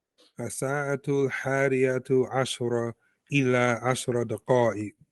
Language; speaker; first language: Arabic; non-native, learner; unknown